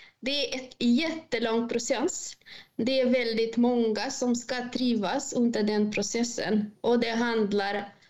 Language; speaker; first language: Swedish; non-native, fluent; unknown